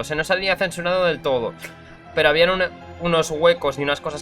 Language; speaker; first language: Spanish; native; Spanish